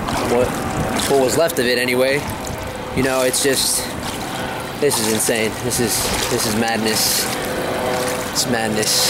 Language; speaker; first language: English; early bilingual, other home language; Spanish